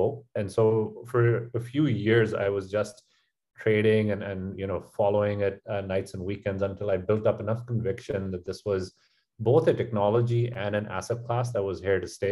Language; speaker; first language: English; non-native, local second language; Urdu